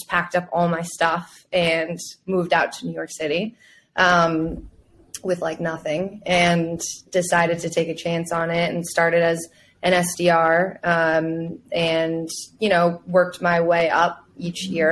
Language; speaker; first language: English; native; English